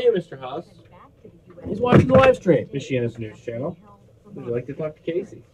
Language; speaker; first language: English; native; English